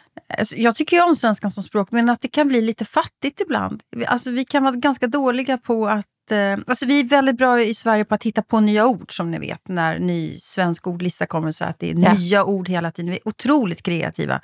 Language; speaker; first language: Swedish; native; Swedish